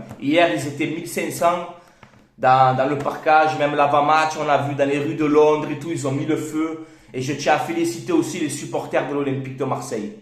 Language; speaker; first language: French; native; French